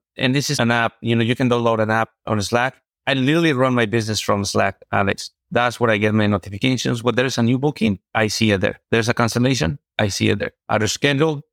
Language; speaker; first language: English; non-native, fluent; Spanish